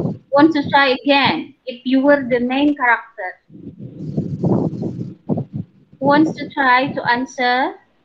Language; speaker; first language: English; non-native, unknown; Indonesian